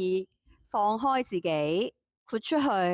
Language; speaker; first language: Cantonese; native; Cantonese